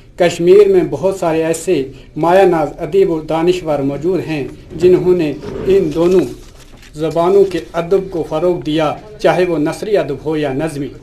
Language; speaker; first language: Urdu; non-native, local second language; Kashmiri